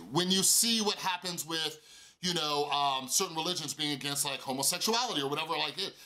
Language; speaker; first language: English; native; English